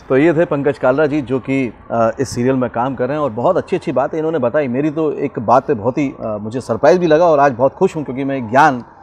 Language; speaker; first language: Hindi; native; Hindi